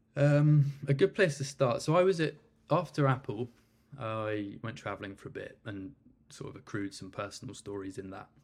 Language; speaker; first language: English; native; English